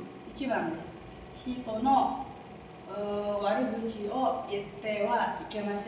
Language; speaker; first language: Japanese; non-native, learner; Indonesian